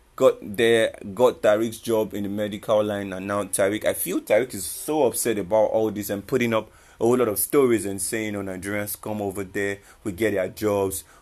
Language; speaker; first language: English; non-native, local second language; Yoruba